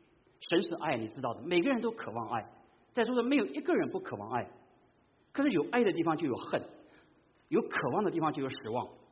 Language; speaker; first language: Chinese; native; Chinese